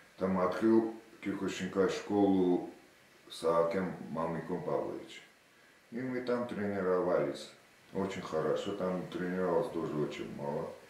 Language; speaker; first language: Russian; non-native, local second language; Armenian